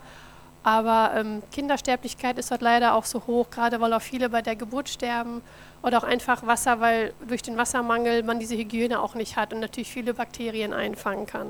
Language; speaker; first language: German; native; German